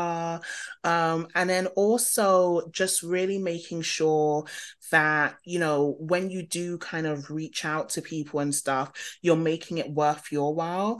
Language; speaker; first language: English; native; English